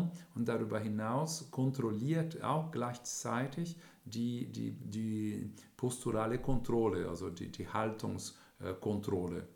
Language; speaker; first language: German; non-native, fluent; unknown